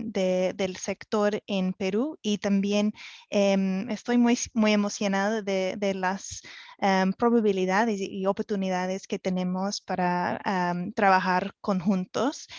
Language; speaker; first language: Spanish; non-native, fluent; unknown